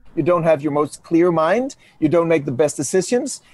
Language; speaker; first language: English; non-native, fluent; Danish